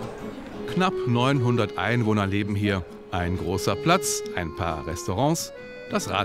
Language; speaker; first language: German; native; German